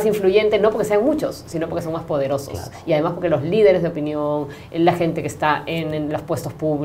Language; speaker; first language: Spanish; native; Spanish